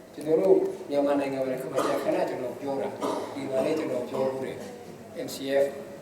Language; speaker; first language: Burmese; non-native, local second language; Hakha Chin